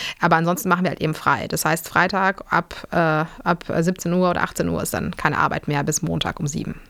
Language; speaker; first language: German; early bilingual, other home language; Polish